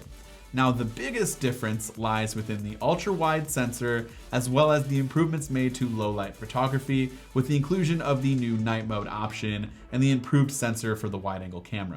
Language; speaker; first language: English; native; English